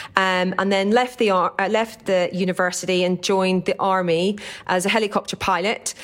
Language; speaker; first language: English; native; English